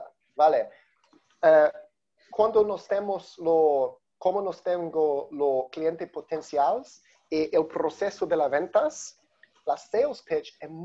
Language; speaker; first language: Spanish; non-native, learner; Portuguese